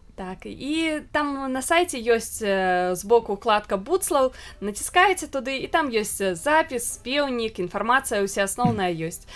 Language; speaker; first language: Belarusian; native; Belarusian